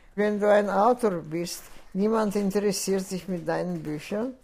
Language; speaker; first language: German; non-native, fluent; Russian